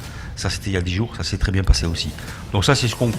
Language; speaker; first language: French; native; French